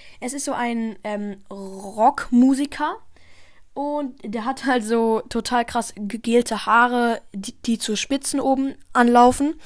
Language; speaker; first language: German; native; German